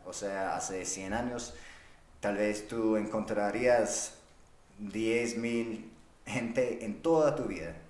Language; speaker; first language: Spanish; non-native, fluent; English